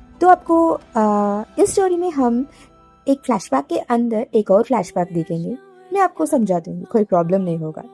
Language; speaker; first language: Hindi; non-native, local second language; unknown